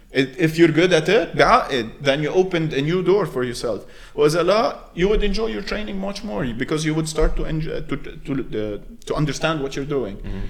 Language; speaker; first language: English; non-native, local second language; Arabic